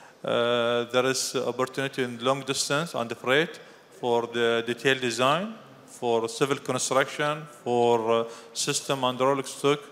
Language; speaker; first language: English; non-native, fluent; Arabic